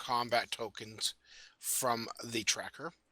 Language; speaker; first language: English; native; English